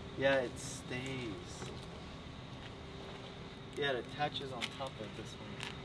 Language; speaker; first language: English; native; English